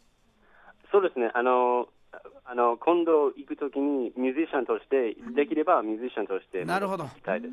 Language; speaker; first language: Japanese; non-native, fluent; English